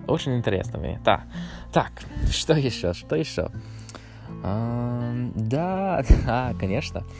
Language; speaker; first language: Russian; non-native, learner; English